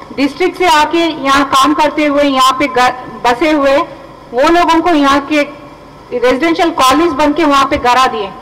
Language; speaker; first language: Hindi; non-native, local second language; Telugu